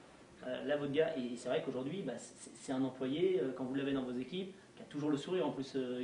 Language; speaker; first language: French; native; French